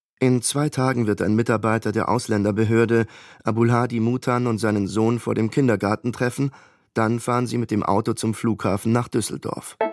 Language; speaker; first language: German; native; German